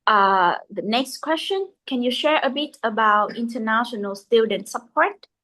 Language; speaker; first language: English; non-native, fluent; Vietnamese